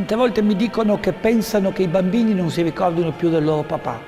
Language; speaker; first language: Italian; non-native, fluent; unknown